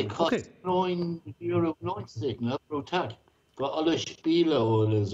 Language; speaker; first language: German; non-native, learner; English